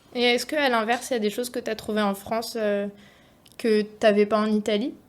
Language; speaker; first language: French; native; French